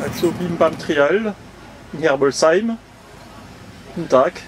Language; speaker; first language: German; non-native, learner; French